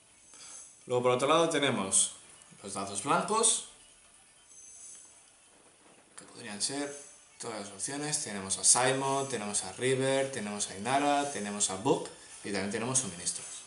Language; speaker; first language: Spanish; native; Spanish